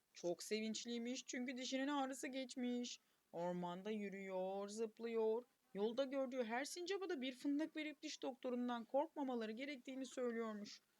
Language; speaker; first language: Turkish; native; Turkish